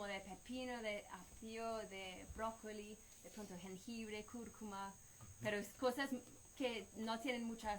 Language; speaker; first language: Spanish; non-native, fluent; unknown